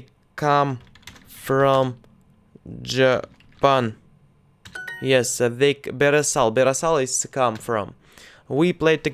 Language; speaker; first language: English; non-native, learner; Russian